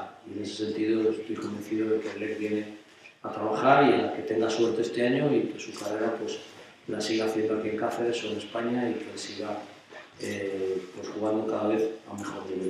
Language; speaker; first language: Spanish; native; Spanish